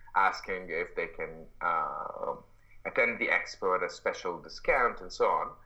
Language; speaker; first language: English; non-native, fluent; Arabic